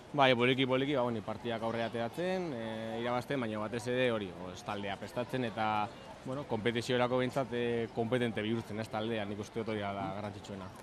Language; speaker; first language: Basque; native; Basque